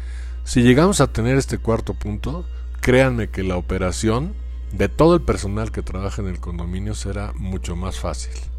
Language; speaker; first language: Spanish; native; Spanish